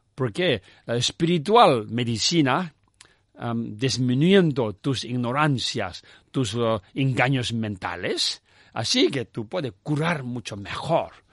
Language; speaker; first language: Spanish; non-native, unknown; Tibetan